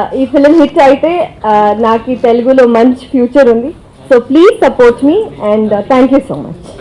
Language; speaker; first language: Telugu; non-native, fluent; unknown